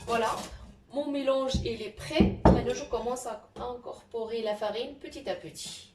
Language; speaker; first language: French; non-native, local second language; Arabic